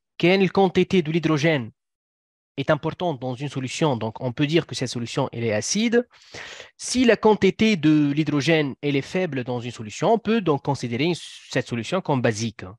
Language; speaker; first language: French; non-native, local second language; Arabic